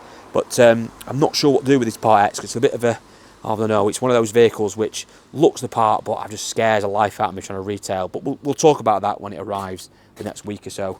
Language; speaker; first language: English; native; English